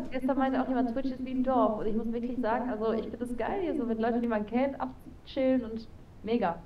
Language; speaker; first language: German; early bilingual, heritage; German